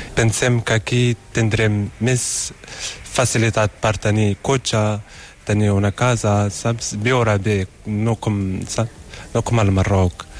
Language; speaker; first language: Catalan; non-native, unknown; Arabic